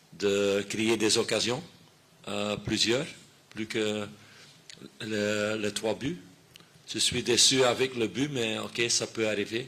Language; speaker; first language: French; non-native, fluent; Dutch